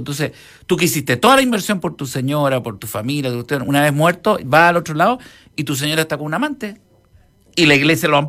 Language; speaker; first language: Spanish; native; Spanish